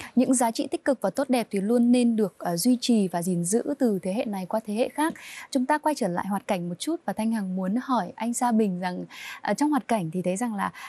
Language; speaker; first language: Vietnamese; native; Vietnamese